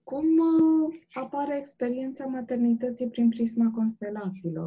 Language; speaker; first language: Romanian; native; Romanian